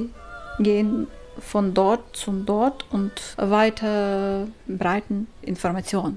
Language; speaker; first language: German; non-native, learner; Ukrainian